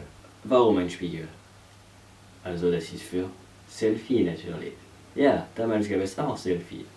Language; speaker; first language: German; non-native, learner; French